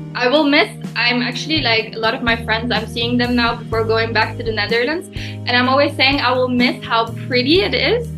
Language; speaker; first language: English; early bilingual, heritage; Turkish